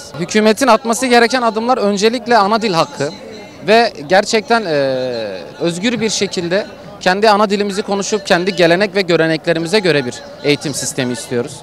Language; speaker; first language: Turkish; non-native, local second language; Kurdish